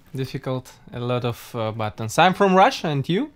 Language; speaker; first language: English; non-native, learner; Russian